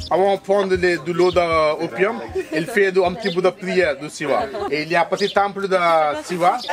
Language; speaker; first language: French; non-native, fluent; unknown